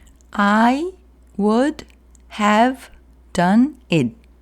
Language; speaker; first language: English; non-native, fluent; Korean